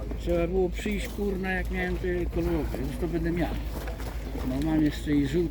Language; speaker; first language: Polish; native; Polish